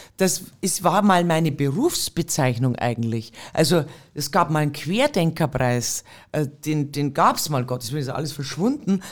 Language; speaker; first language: German; native; German